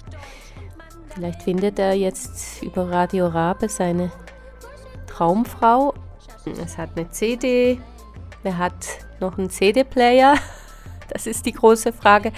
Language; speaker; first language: German; early bilingual, other home language; Slovak